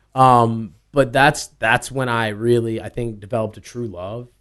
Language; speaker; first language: English; native; English